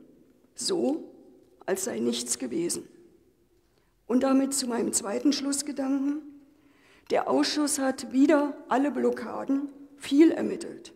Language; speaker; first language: German; native; German